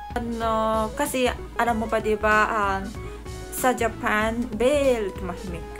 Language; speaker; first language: Filipino; non-native, learner; Japanese